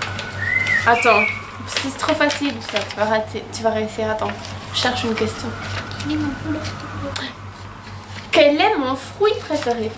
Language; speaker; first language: French; native; French